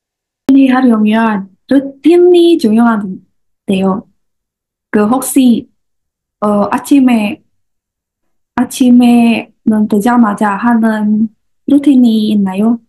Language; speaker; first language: Korean; non-native, learner; Indonesian